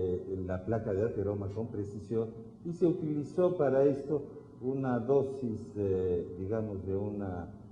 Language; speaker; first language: Spanish; native; Spanish